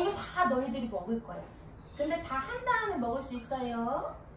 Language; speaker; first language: Korean; native; Korean